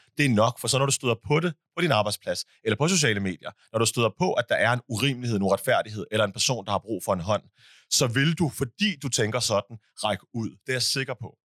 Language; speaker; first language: Danish; early bilingual, other home language; Arabic